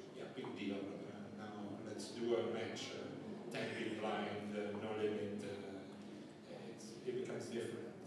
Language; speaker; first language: English; non-native, fluent; Italian